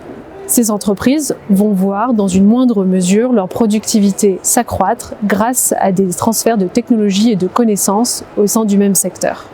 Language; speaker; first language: French; native; French